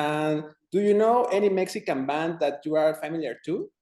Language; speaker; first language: English; non-native, fluent; Spanish